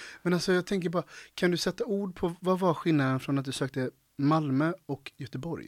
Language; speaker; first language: Swedish; native; Swedish